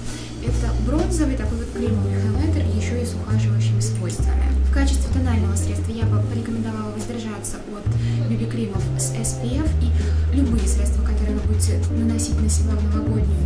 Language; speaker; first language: Russian; native; Russian